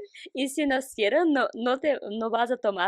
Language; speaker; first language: Spanish; non-native, fluent; Portuguese